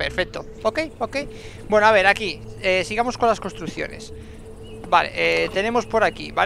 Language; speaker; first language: Spanish; native; Spanish